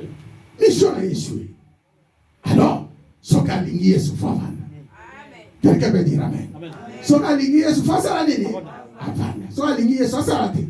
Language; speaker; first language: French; non-native, local second language; Lingala